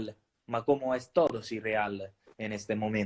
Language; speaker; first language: Spanish; non-native, fluent; Italian